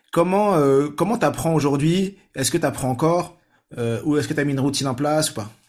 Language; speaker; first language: French; native; French